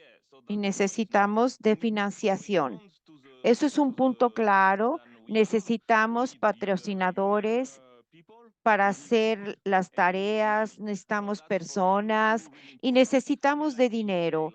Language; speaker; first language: Spanish; non-native, fluent; Portuguese